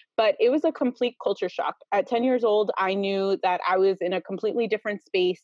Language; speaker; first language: English; early bilingual, other home language; Spanish